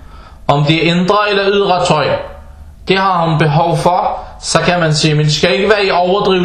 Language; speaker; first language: Danish; non-native, fluent; Arabic